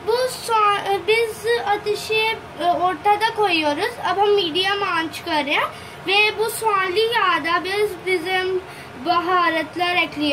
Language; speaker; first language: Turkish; non-native, learner; Urdu